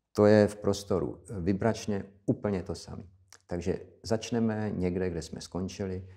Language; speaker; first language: Czech; native; Czech